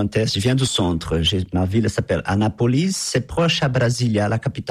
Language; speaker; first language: French; non-native, fluent; Portuguese